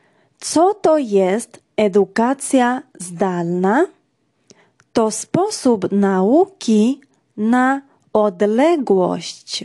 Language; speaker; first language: Polish; non-native, fluent; Georgian